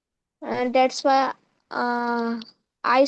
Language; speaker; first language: English; non-native, learner; Hindi